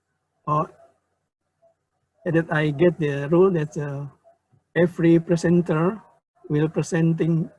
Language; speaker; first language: English; non-native, learner; Indonesian